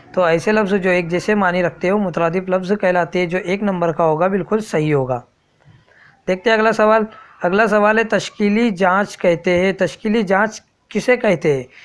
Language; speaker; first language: Urdu; native; Urdu